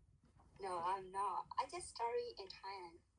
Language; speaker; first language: English; non-native, learner; Burmese